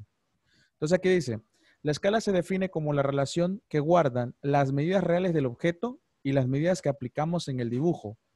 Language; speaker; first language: Spanish; native; Spanish